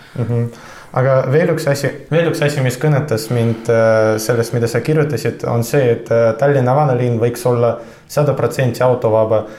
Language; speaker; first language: Estonian; non-native, local second language; Russian